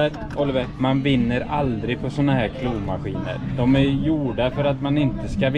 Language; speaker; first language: Swedish; native; Swedish